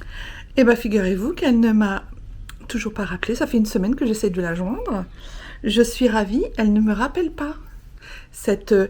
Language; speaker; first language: French; native; French